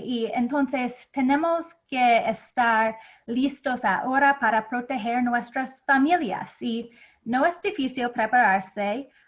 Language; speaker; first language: Spanish; non-native, fluent; English